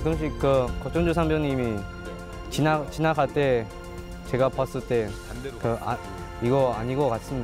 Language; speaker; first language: Korean; non-native, learner; English